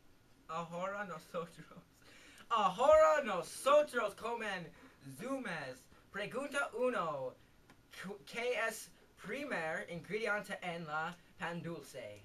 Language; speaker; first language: Spanish; non-native, learner; English